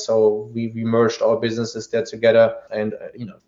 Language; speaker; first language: English; non-native, fluent; German